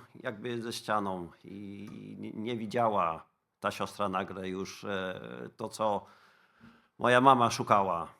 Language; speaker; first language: Polish; non-native, fluent; Dutch